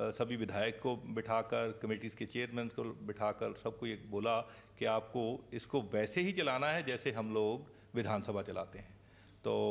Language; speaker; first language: Hindi; non-native, local second language; Punjabi